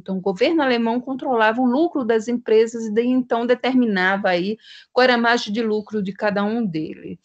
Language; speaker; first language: Portuguese; native; Portuguese